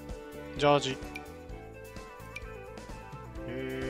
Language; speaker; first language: Japanese; native; Japanese